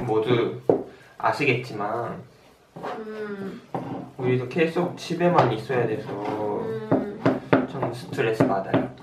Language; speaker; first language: Korean; non-native, learner; Japanese